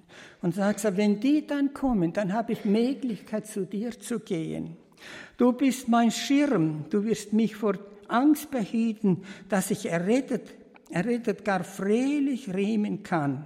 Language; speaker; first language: German; early bilingual, heritage; German